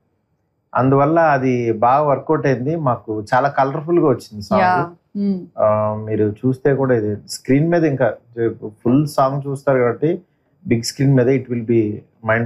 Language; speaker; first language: Telugu; native; Telugu